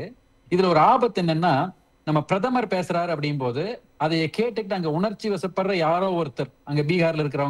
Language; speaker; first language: Tamil; native; Tamil